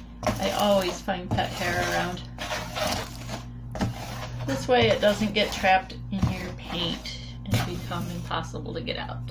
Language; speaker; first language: English; native; English